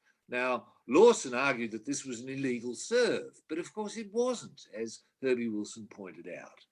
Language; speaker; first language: English; native; English